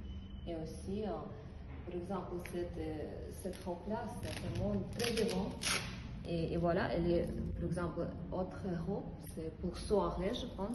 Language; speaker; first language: French; non-native, fluent; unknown